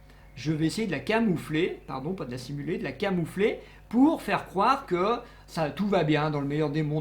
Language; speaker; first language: French; native; French